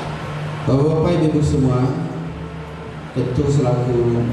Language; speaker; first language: Indonesian; native; Indonesian